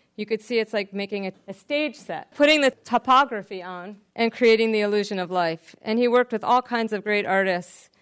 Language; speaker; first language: English; native; English